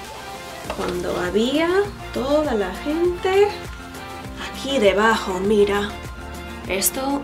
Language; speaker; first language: Spanish; non-native, fluent; English